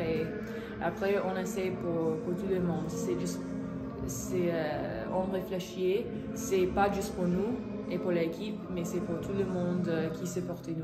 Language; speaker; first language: French; non-native, learner; English